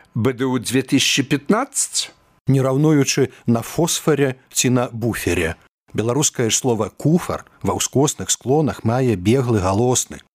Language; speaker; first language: Belarusian; native; Belarusian